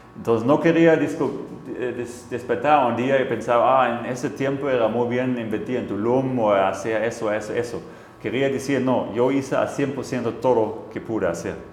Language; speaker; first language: Spanish; non-native, fluent; German